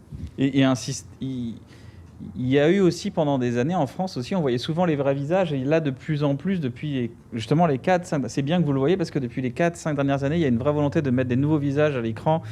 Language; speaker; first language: French; native; French